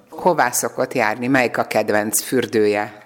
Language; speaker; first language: Hungarian; native; Hungarian